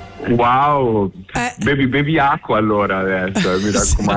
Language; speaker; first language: Italian; non-native, learner; English